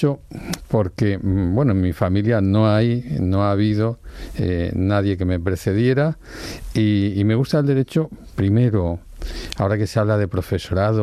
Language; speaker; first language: Spanish; non-native, local second language; Catalan